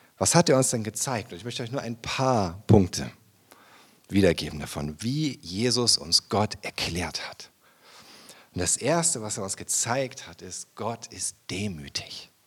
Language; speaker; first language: German; native; German